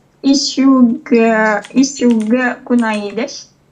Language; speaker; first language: Japanese; non-native, learner; Indonesian